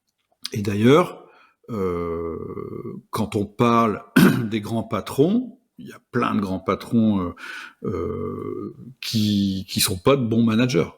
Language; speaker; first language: French; native; French